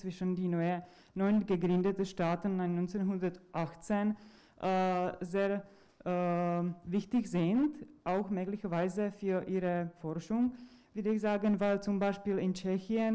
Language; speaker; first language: German; non-native, fluent; Czech